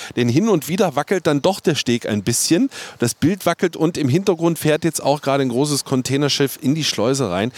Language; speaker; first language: German; native; German